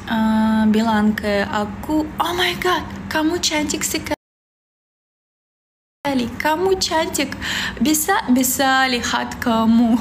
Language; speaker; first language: Indonesian; non-native, learner; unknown